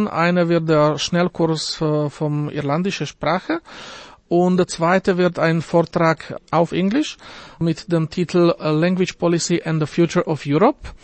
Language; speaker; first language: German; non-native, fluent; Slovak